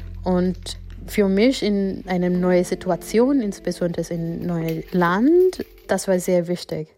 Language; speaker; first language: German; non-native, fluent; Gujarati